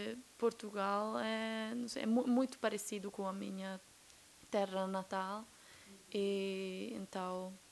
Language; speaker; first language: Portuguese; non-native, fluent; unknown